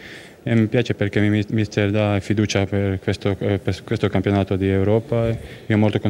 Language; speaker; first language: Italian; non-native, learner; Croatian